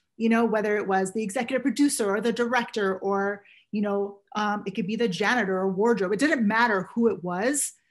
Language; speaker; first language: English; native; English